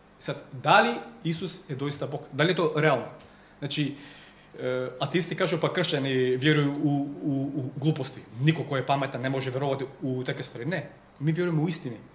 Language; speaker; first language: Serbian; non-native, fluent; Macedonian